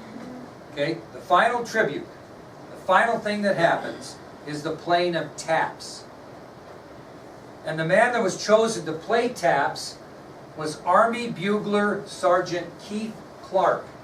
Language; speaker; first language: English; native; English